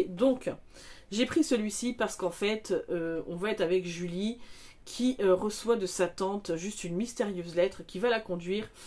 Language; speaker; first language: French; native; French